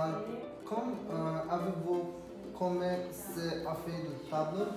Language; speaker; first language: French; non-native, learner; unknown